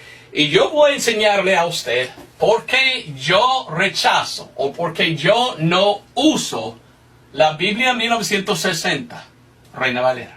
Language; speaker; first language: Spanish; non-native, fluent; English